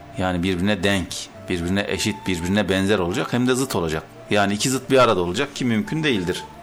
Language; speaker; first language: Turkish; native; Turkish